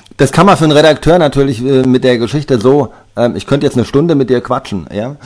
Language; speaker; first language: German; native; German